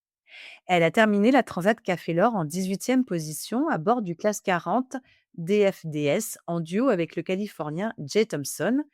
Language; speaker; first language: French; native; French